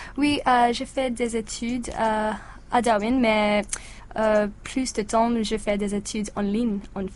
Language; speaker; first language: French; non-native, learner; English